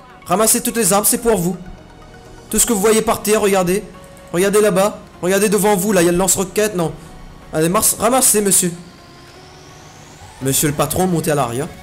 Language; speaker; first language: French; native; French